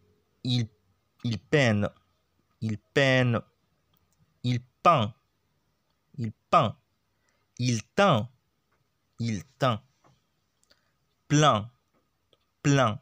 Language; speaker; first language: French; non-native, local second language; Arabic